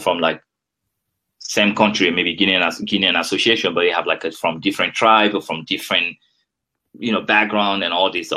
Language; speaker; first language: English; non-native, fluent; French